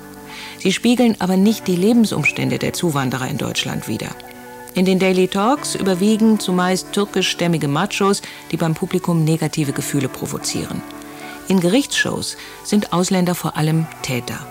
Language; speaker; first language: German; native; German